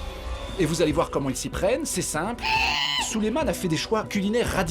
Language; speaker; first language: French; native; French